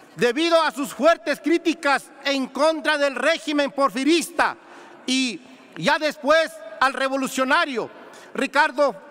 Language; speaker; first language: Spanish; native; Spanish